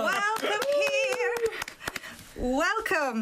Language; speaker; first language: English; non-native, fluent; Bulgarian